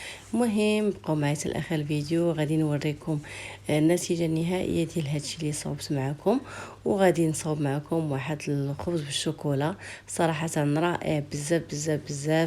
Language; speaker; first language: Arabic; native; Arabic